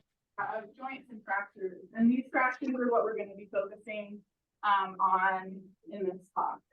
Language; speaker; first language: English; native; English